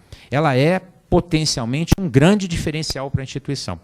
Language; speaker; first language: Portuguese; native; Portuguese